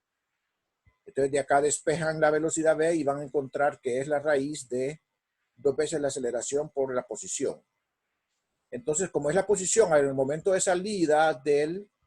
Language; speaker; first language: Spanish; native; Spanish